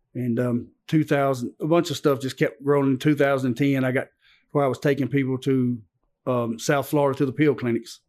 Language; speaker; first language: English; native; English